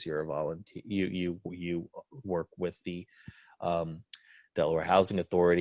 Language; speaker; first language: English; native; English